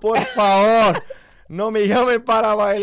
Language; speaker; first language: Spanish; non-native, learner; Portuguese